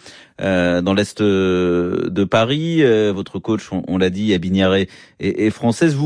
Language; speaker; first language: French; native; French